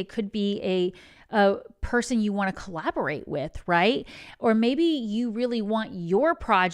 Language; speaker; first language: English; native; English